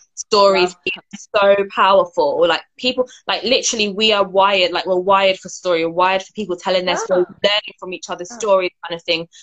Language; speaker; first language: English; native; English